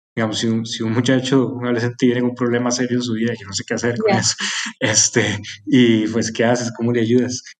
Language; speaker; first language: Spanish; native; Spanish